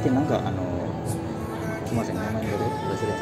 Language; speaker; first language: Japanese; non-native, fluent; Indonesian